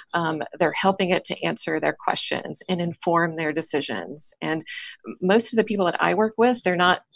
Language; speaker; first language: English; native; English